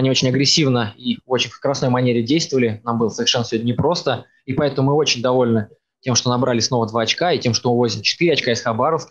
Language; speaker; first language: Russian; native; Russian